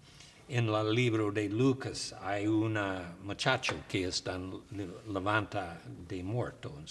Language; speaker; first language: Spanish; non-native, learner; English